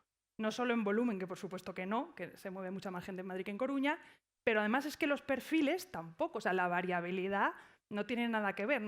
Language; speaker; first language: Spanish; native; Spanish